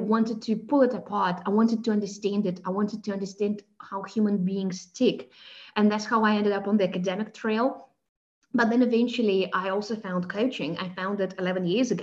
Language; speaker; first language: English; non-native, fluent; Russian